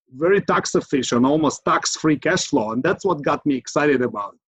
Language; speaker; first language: English; non-native, fluent; Ukrainian